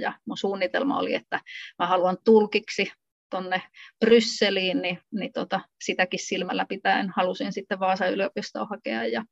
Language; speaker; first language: Finnish; early bilingual, heritage; Finnish